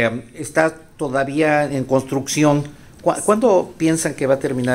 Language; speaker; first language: Spanish; native; Spanish